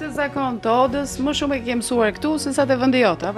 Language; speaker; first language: Albanian; native; Albanian